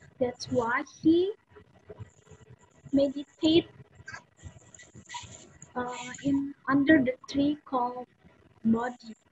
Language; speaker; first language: English; non-native, fluent; Indonesian